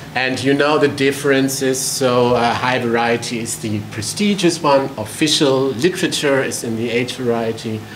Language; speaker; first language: English; non-native, fluent; German